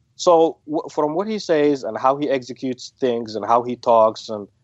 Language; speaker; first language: English; non-native, fluent; Somali